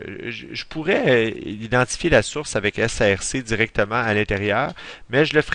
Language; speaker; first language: French; native; French